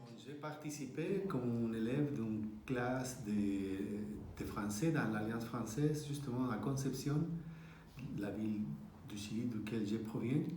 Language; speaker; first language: French; non-native, fluent; Spanish